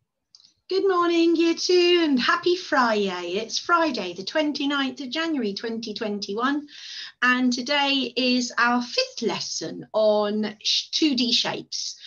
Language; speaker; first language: English; native; English